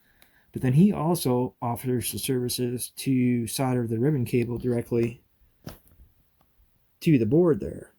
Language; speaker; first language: English; native; English